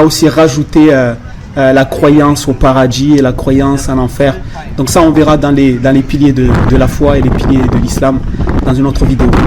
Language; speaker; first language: French; native; French